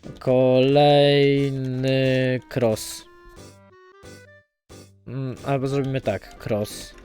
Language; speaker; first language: Polish; native; Polish